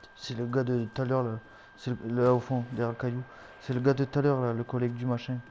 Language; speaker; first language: French; native; French